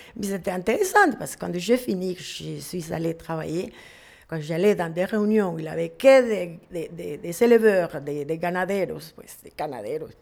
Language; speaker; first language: French; non-native, fluent; Spanish